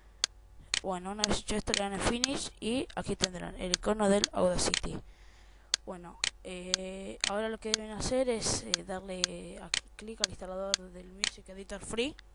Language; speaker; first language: Spanish; native; Spanish